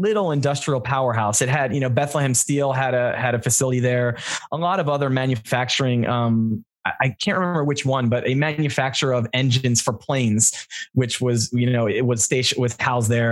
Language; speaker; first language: English; native; English